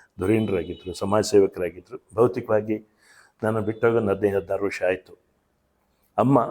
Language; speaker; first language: Kannada; native; Kannada